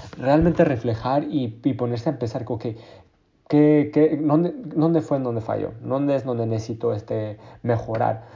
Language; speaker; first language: Spanish; early bilingual, heritage; Spanish